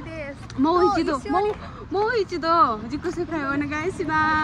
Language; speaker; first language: Japanese; non-native, learner; Nepali